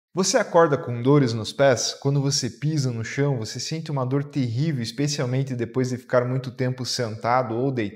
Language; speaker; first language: Portuguese; native; Portuguese